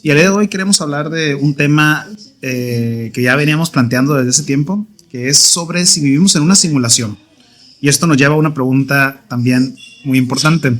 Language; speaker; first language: Spanish; native; Spanish